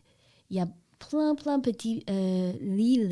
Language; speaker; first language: French; non-native, learner; Chinese